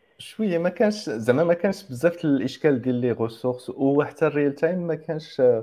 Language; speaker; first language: Arabic; native; Arabic